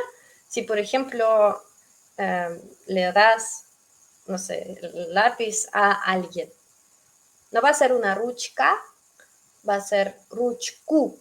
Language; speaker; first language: Spanish; non-native, fluent; Russian